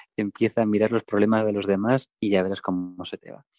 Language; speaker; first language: Spanish; native; Spanish